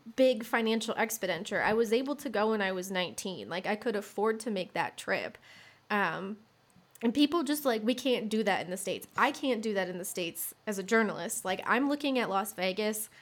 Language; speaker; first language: English; native; English